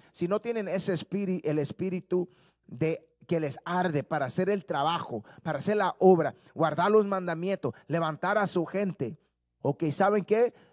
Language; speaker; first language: Spanish; early bilingual, heritage; Spanish